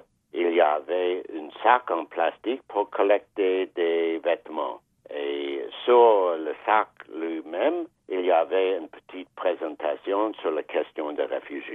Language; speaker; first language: French; non-native, fluent; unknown